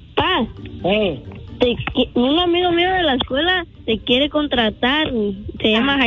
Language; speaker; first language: Spanish; early bilingual, other home language; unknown